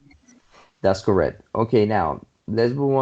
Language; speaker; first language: English; non-native, fluent; Spanish